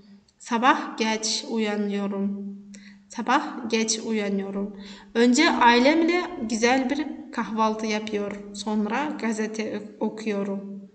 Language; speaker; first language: Turkish; non-native, fluent; Kazakh